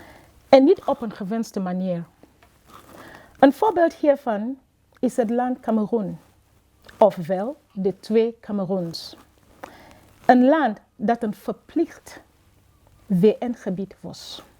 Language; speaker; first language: Dutch; non-native, fluent; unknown